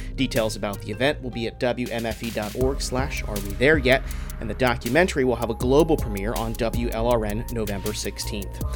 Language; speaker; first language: English; native; English